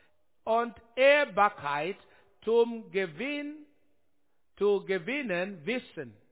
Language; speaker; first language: German; non-native, learner; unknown